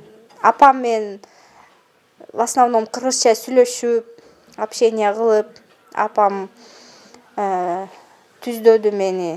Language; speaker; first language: Kyrgyz; non-native, learner; Russian